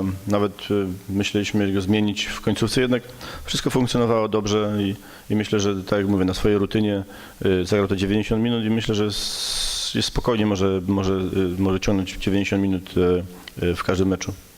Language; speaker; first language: Polish; native; Polish